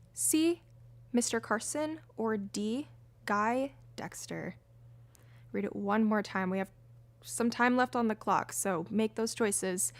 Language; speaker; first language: English; native; English